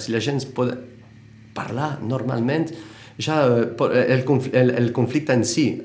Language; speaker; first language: Catalan; non-native, fluent; French